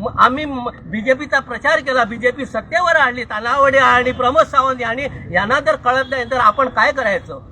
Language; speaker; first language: Marathi; non-native, local second language; Konkani